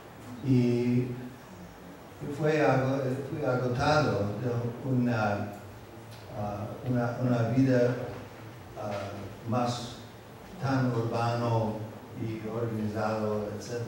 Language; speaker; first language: Spanish; non-native, fluent; English